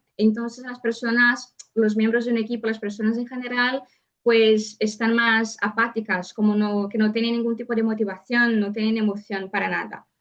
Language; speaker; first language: Spanish; non-native, fluent; Portuguese